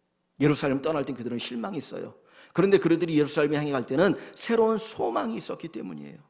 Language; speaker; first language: Korean; native; Korean